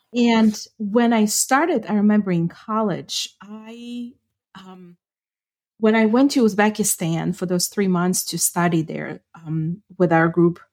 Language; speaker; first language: English; non-native, fluent; Ukrainian